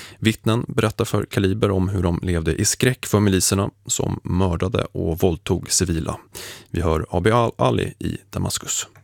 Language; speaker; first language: Swedish; native; Swedish